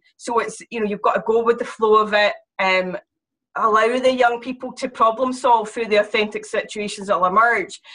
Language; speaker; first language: English; native; English